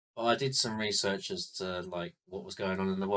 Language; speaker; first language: English; native; English